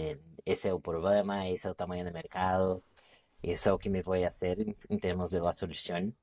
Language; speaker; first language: Spanish; non-native, local second language; Portuguese